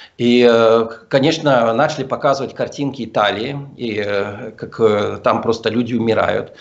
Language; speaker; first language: Russian; early bilingual, heritage; Russian